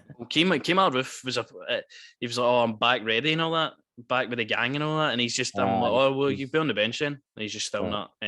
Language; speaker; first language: English; native; English